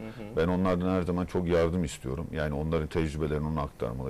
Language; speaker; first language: Turkish; native; Turkish